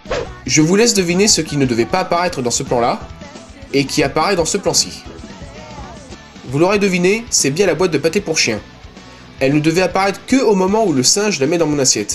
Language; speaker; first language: French; native; French